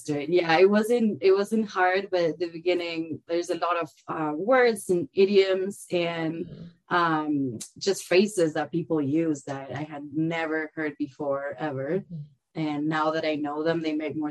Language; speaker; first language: English; non-native, fluent; Spanish